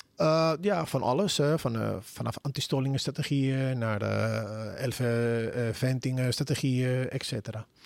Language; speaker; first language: Dutch; non-native, fluent; Spanish